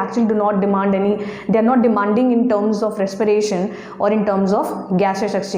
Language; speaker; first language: English; non-native, local second language; Hindi